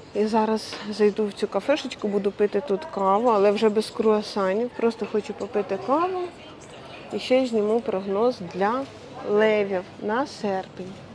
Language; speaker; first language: Ukrainian; non-native, local second language; Russian